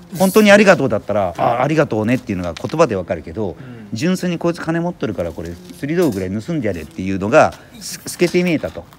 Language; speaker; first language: Japanese; native; Japanese